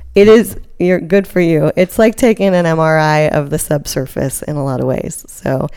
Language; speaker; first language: English; native; English